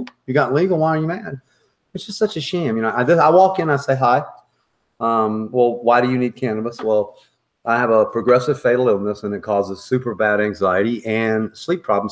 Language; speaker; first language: English; native; English